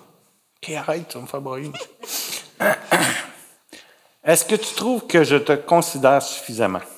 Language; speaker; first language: French; native; French